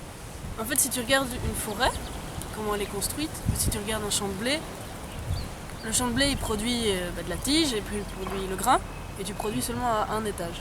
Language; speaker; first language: French; native; French